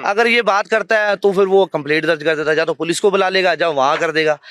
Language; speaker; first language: Hindi; non-native, local second language; Punjabi